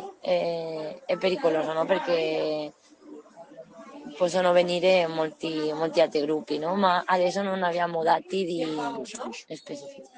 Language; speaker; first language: Italian; non-native, learner; Spanish